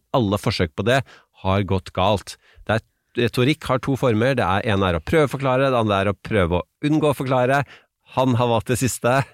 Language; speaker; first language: Norwegian; native; Norwegian